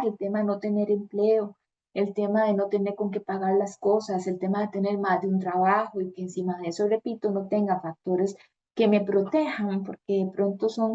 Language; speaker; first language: Spanish; native; Spanish